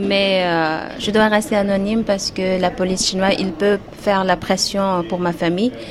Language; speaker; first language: French; non-native, fluent; Uyghur